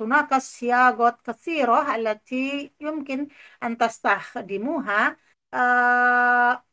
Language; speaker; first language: Arabic; non-native, fluent; Indonesian